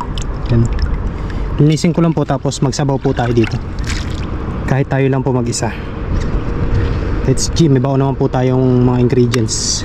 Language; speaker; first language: Filipino; native; Filipino